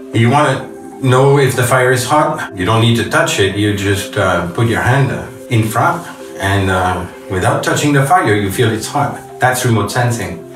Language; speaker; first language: English; non-native, fluent; French